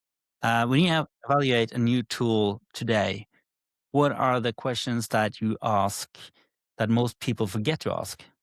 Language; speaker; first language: English; non-native, fluent; Norwegian